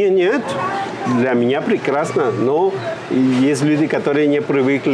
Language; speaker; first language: Russian; non-native, fluent; Spanish